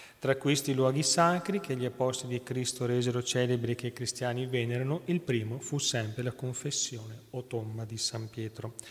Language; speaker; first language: Italian; native; Italian